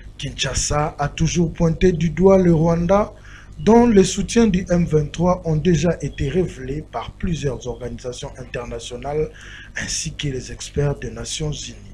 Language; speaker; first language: French; non-native, local second language; Lingala